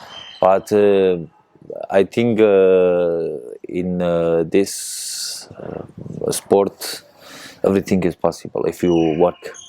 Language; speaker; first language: English; non-native, learner; Persian